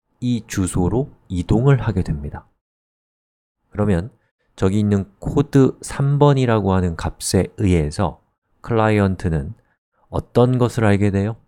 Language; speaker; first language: Korean; native; Korean